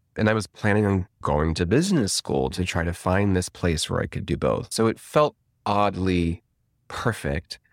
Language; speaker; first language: English; native; English